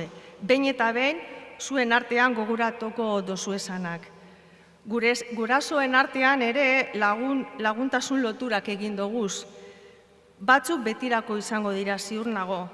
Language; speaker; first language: Basque; native; Basque